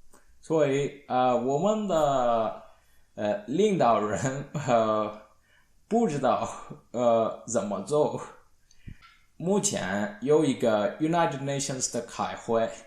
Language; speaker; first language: Chinese; non-native, learner; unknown